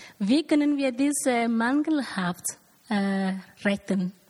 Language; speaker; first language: German; non-native, learner; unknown